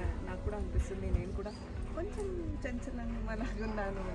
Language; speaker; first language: Telugu; non-native, learner; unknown